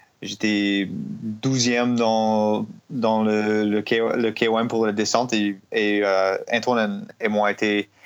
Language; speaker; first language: French; non-native, learner; English